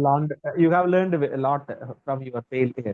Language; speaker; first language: English; non-native, learner; Tamil